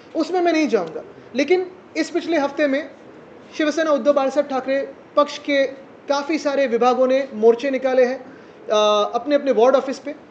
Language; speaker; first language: Hindi; non-native, local second language; Marathi